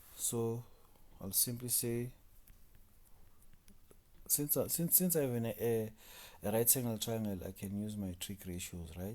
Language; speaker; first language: English; non-native, local second language; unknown